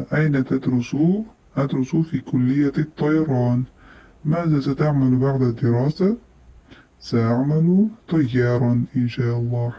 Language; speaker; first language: Arabic; non-native, fluent; Uzbek